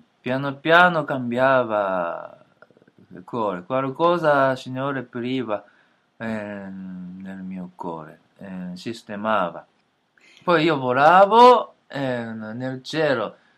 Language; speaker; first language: Italian; non-native, learner; Japanese